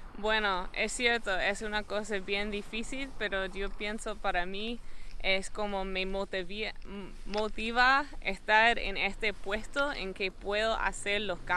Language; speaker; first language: Spanish; non-native, fluent; English